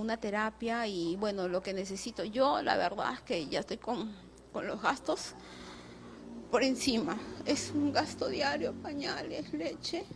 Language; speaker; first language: Spanish; native; Spanish